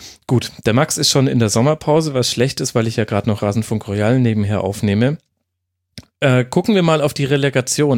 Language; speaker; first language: German; native; German